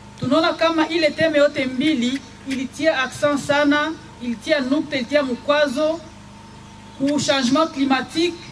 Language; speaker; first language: Swahili; native; Swahili